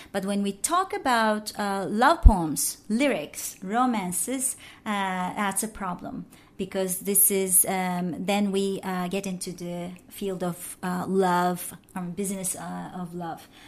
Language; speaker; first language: English; non-native, fluent; Turkish